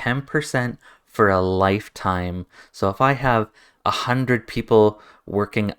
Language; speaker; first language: English; native; English